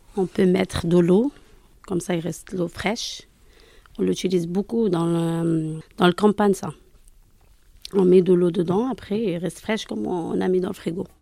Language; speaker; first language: French; non-native, local second language; Arabic